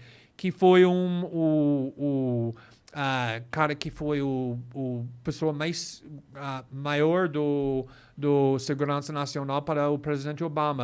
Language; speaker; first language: Portuguese; non-native, fluent; English